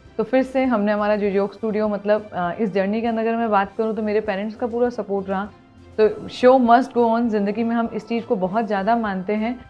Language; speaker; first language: Hindi; native; Hindi